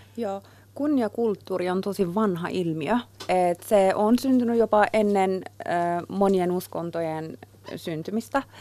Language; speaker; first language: Finnish; non-native, fluent; Persian